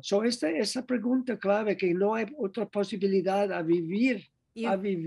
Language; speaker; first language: Spanish; non-native, learner; English